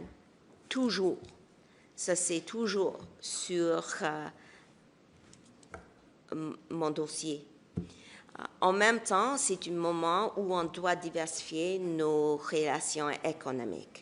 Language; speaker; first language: French; non-native, local second language; English